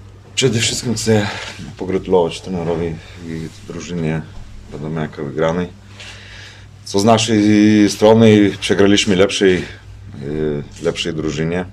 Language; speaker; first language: Polish; non-native, fluent; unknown